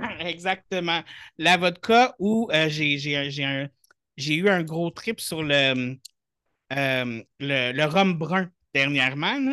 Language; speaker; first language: French; native; French